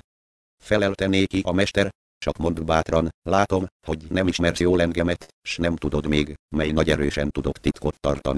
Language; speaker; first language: Hungarian; native; Hungarian